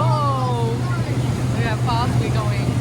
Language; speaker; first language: English; native; English